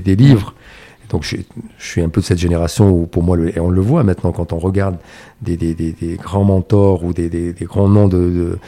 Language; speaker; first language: French; non-native, local second language; Arabic